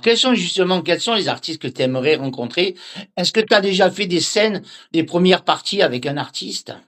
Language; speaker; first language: French; native; French